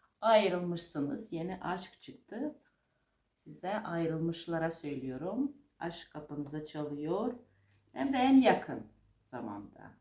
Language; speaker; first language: Turkish; non-native, fluent; Russian